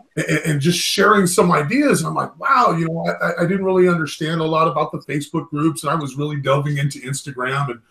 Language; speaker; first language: English; native; English